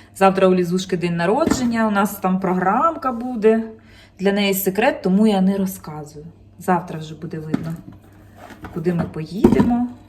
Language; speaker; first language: Ukrainian; native; Ukrainian